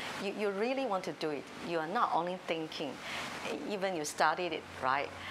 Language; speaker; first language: English; non-native, learner; Chinese